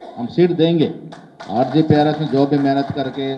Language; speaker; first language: Hindi; non-native, local second language; Telugu